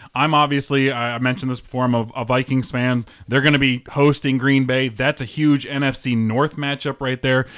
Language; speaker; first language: English; native; English